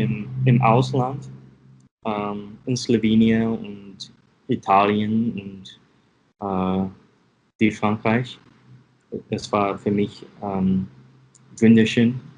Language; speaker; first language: German; non-native, learner; English